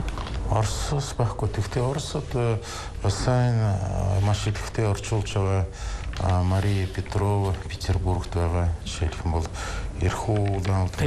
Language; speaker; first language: Mongolian; non-native, fluent; Russian